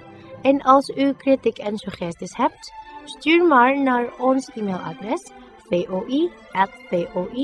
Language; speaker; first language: Dutch; non-native, fluent; Indonesian